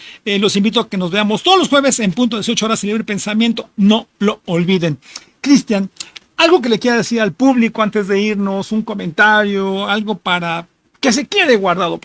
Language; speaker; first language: Spanish; native; Spanish